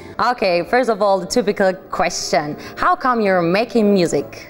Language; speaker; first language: English; non-native, fluent; German